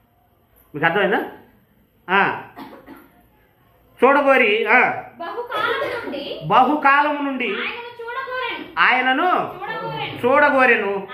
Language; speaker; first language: Telugu; native; Telugu